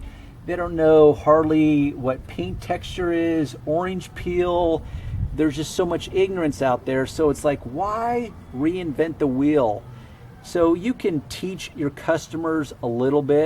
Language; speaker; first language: English; native; English